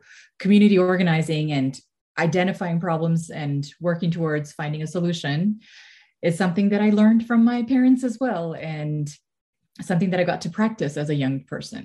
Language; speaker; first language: English; native; English